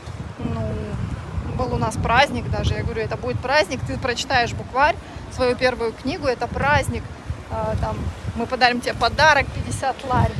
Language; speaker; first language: Russian; native; Russian